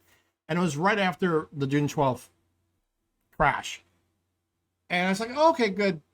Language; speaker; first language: English; native; English